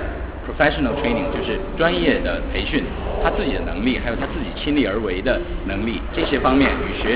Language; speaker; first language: Chinese; native; Chinese